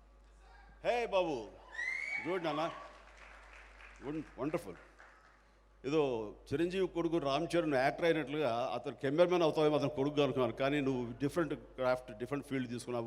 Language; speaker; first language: Telugu; native; Telugu